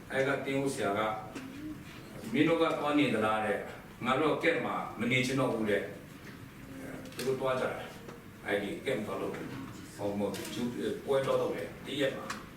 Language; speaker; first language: Burmese; non-native, local second language; Kachin